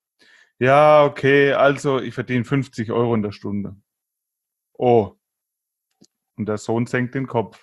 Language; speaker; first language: German; native; German